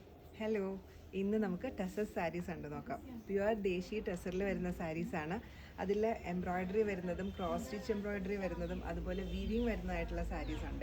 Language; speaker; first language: Malayalam; native; Malayalam